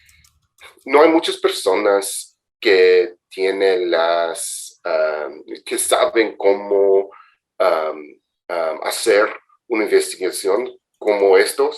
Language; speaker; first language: Spanish; non-native, fluent; English